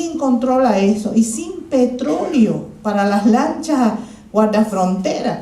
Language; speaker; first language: Spanish; native; Spanish